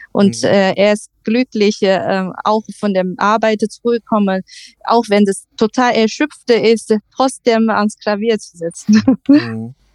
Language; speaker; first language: German; non-native, learner; Chinese